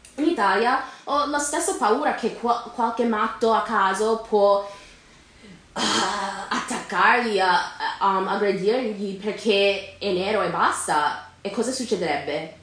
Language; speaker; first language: Italian; non-native, fluent; English